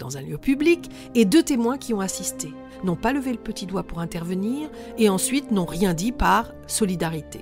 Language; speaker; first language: French; native; French